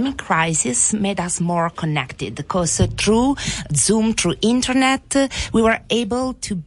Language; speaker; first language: English; non-native, fluent; Italian